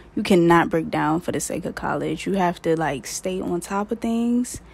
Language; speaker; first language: English; native; English